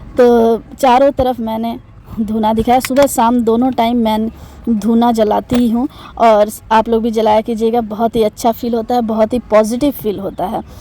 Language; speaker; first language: Hindi; non-native, local second language; Bangla